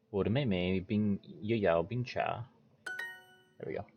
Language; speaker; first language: Chinese; non-native, learner; English